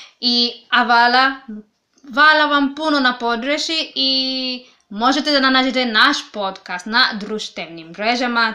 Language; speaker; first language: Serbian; non-native, learner; English